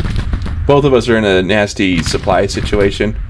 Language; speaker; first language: English; native; English